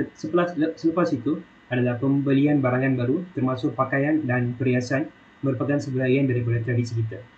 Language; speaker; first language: Malay; non-native, local second language; Tamil